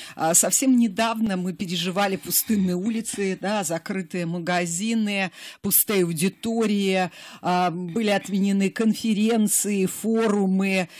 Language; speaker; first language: Russian; native; Russian